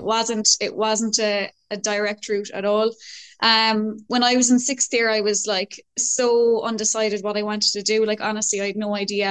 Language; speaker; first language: English; native; English